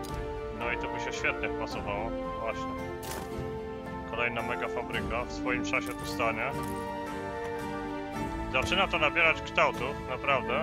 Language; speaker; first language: Polish; native; Polish